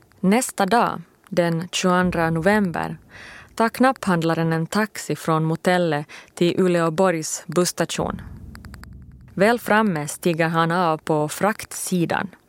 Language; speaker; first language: Swedish; native; Swedish